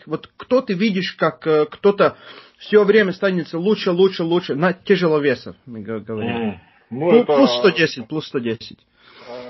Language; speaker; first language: Russian; non-native, fluent; Latvian